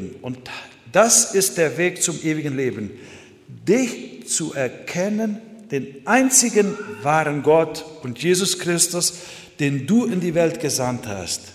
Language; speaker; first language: German; non-native, fluent; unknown